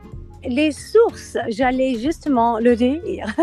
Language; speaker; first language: French; non-native, learner; English